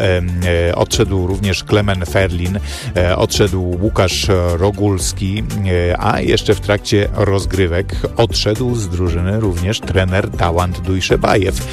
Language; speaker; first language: Polish; native; Polish